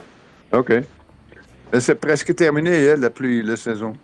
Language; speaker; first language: French; non-native, fluent; Dutch